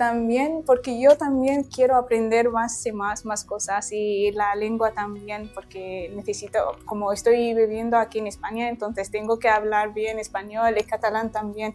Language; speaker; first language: Spanish; non-native, learner; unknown